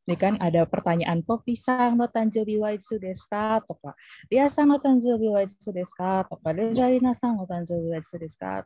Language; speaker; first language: Indonesian; native; Indonesian